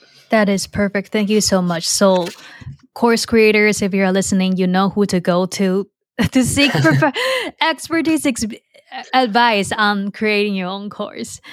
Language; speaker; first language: English; non-native, fluent; Chinese